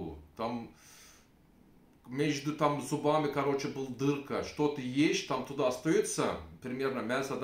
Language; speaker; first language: Russian; non-native, learner; Turkish